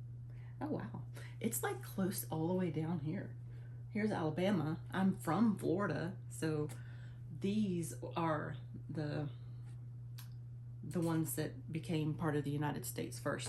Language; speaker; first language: English; native; English